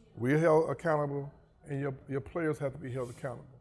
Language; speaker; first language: English; native; English